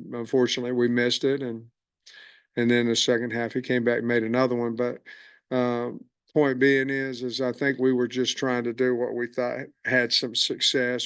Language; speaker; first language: English; native; English